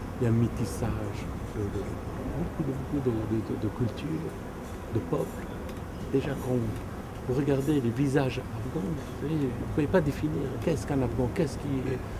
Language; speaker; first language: French; non-native, fluent; Persian